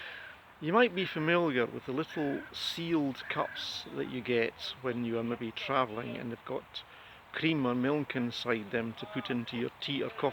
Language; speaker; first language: English; native; English